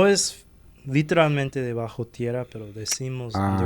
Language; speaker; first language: Spanish; non-native, fluent; Chinese